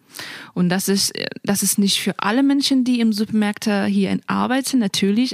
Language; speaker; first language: German; non-native, fluent; Persian